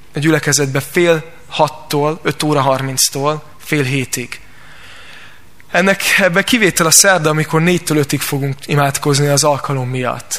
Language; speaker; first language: Hungarian; native; Hungarian